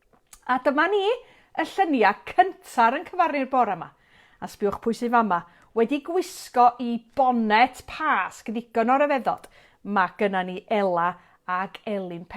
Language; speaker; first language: Welsh; native; Welsh